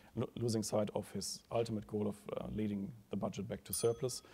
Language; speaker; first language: English; non-native, fluent; German